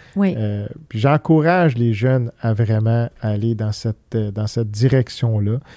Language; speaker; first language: French; early bilingual, other home language; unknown